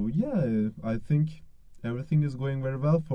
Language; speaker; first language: English; non-native, learner; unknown